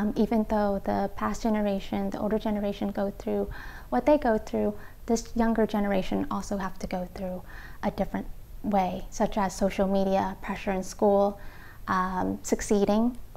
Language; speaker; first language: English; early bilingual, other home language; Vietnamese